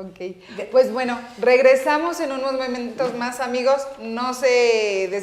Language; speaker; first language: Spanish; native; Spanish